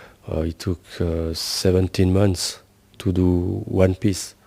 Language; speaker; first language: English; non-native, learner; French